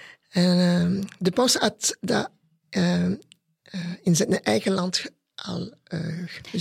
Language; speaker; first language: Dutch; non-native, local second language; French